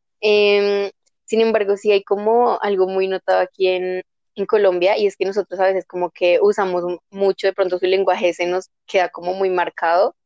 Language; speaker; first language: Spanish; native; Spanish